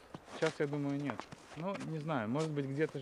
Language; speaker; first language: Russian; native; Russian